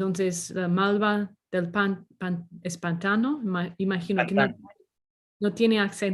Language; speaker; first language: Spanish; non-native, learner; English